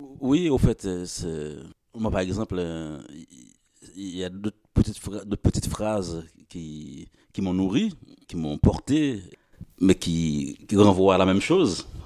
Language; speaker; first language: French; non-native, local second language; Haitian Creole